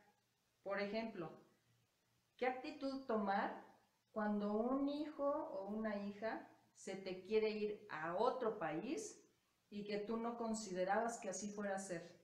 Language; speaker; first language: Spanish; native; Spanish